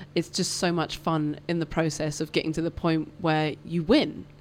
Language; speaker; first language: English; native; English